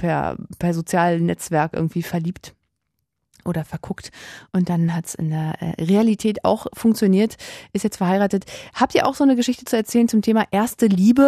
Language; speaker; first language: German; native; German